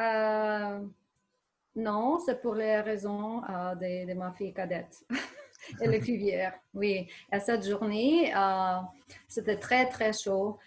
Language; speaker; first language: French; non-native, learner; Ukrainian